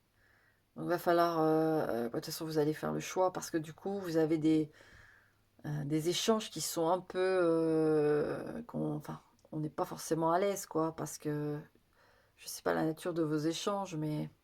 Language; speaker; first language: French; native; French